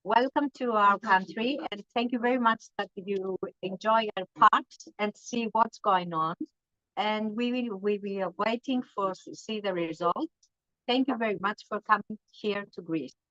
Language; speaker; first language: English; non-native, learner; Greek